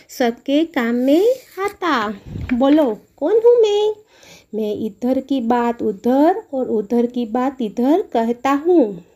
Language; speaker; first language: Hindi; non-native, local second language; Gujarati